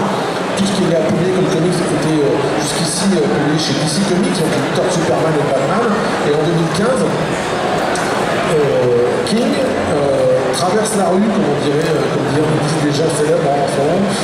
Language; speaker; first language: French; native; French